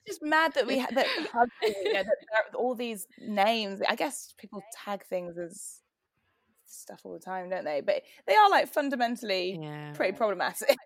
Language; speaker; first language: English; native; English